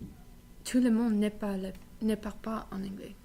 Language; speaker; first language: French; non-native, learner; English